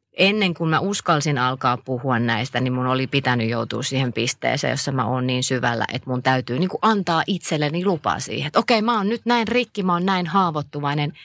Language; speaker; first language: Finnish; native; Finnish